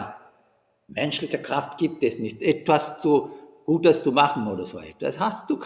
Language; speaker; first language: German; non-native, fluent; Sinhala